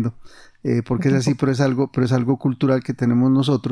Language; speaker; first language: Spanish; native; Spanish